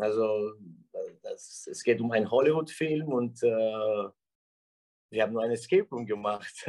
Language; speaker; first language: German; non-native, fluent; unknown